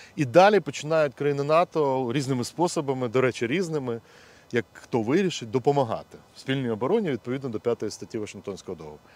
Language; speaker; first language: Ukrainian; native; Ukrainian